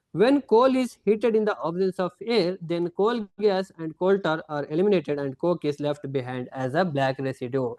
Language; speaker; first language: English; non-native, local second language; Kannada